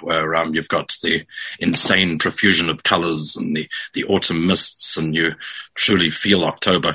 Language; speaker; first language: English; native; English